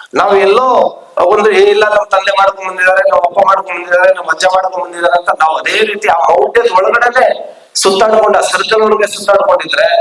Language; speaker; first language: Kannada; non-native, local second language; Lambadi